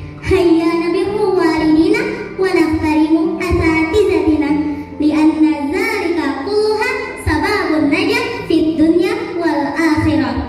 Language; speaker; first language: Arabic; non-native, learner; Indonesian